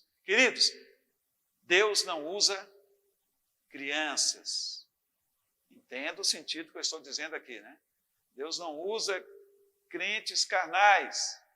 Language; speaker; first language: Portuguese; native; Portuguese